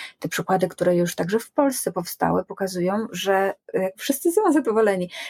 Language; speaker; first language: Polish; native; Polish